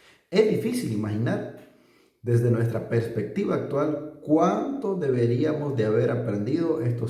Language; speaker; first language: Spanish; native; Spanish